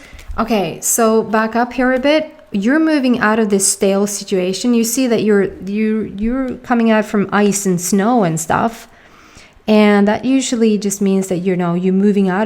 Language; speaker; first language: English; non-native, fluent; Swedish